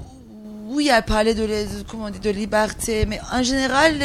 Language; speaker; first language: French; non-native, learner; Turkish